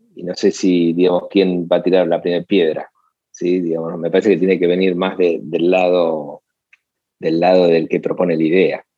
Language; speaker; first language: Spanish; native; Spanish